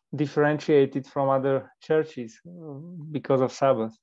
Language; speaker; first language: English; non-native, fluent; Slovak